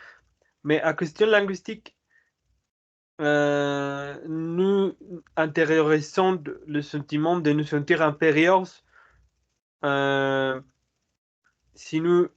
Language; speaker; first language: French; non-native, learner; Spanish